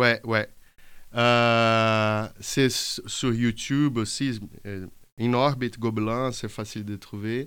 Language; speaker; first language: French; non-native, fluent; Portuguese